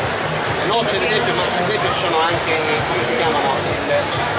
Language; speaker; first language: Italian; native; Italian